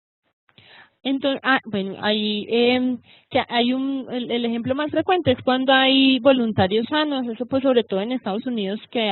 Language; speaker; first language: Spanish; native; Spanish